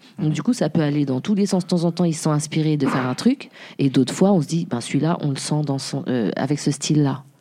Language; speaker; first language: French; early bilingual, other home language; Haitian Creole